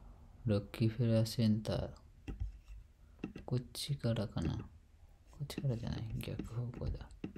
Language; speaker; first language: Japanese; non-native, fluent; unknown